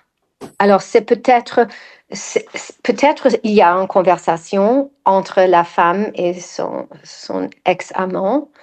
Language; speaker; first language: French; non-native, fluent; English